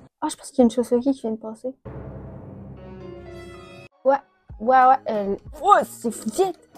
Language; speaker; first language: French; native; French